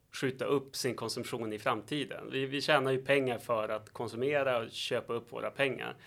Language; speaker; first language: Swedish; native; Swedish